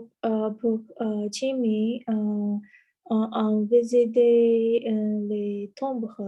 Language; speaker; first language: French; non-native, learner; Chinese